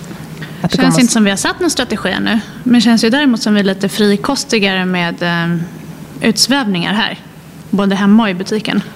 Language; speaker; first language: Swedish; native; Swedish